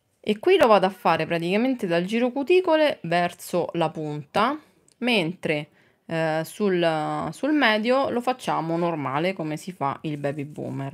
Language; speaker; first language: Italian; native; Italian